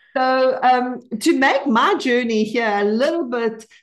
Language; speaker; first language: English; non-native, fluent; Spanish